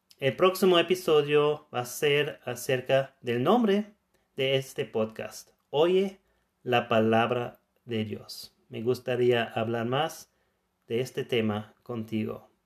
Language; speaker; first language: Spanish; non-native, fluent; German